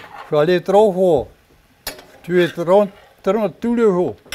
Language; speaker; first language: French; native; French